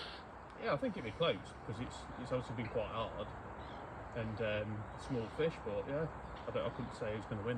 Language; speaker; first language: English; native; English